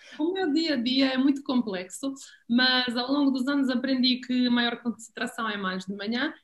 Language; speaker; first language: Portuguese; non-native, fluent; Serbian